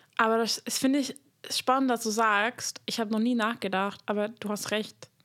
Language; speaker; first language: German; non-native, fluent; Hungarian